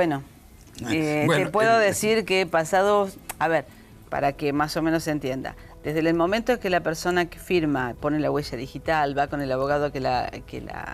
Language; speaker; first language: Spanish; native; Spanish